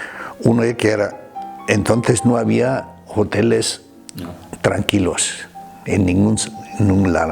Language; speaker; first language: Spanish; non-native, fluent; German